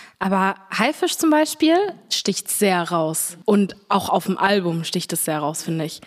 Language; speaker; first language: German; early bilingual, other home language; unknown